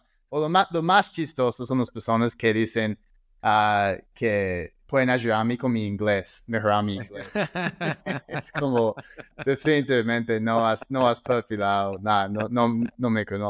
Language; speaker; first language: Spanish; non-native, fluent; English